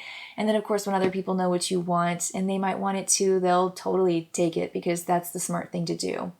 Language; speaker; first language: English; native; English